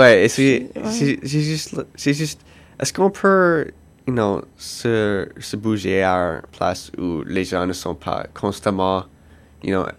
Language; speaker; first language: French; non-native, local second language; English